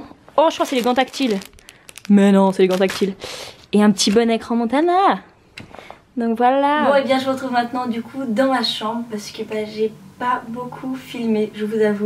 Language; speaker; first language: French; native; French